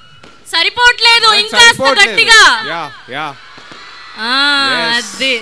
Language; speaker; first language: Telugu; native; Telugu